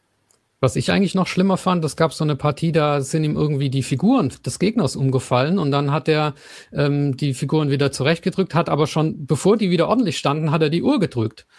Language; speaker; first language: German; native; German